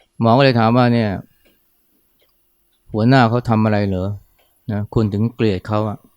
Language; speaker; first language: Thai; native; Thai